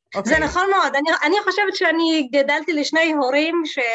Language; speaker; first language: Hebrew; non-native, local second language; Arabic